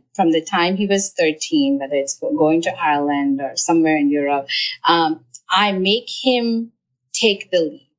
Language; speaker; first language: English; non-native, local second language; Malayalam